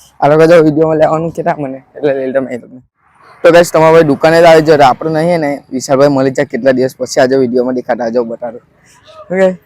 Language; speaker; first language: Gujarati; native; Gujarati